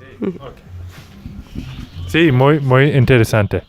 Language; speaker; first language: Spanish; non-native, fluent; English